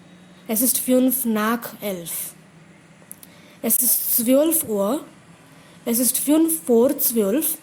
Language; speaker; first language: German; non-native, fluent; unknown